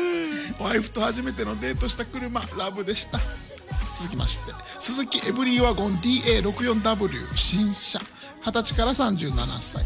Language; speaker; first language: Japanese; native; Japanese